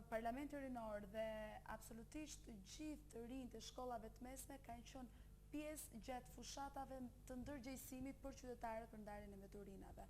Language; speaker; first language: Albanian; native; Albanian